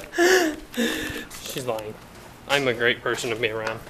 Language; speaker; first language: English; native; English